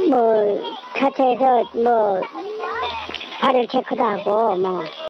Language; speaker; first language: Korean; native; Korean